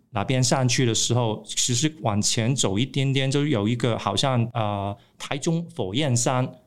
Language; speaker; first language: Chinese; non-native, local second language; Cantonese